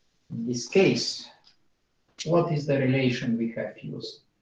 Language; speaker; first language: English; non-native, fluent; Bulgarian